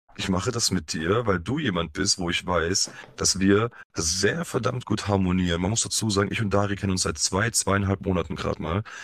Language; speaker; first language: German; early bilingual, other home language; Polish